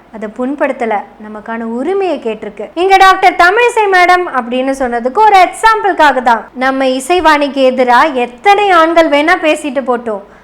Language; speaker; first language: Tamil; non-native, local second language; Malayalam